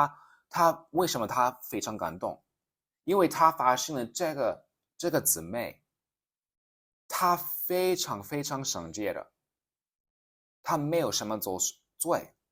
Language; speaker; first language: Chinese; non-native, fluent; English